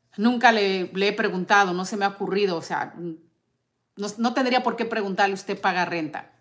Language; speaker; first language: Spanish; native; Spanish